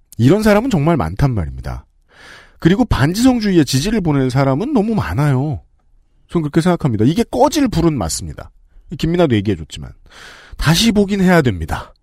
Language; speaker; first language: Korean; native; Korean